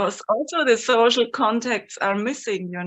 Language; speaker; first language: English; non-native, fluent; German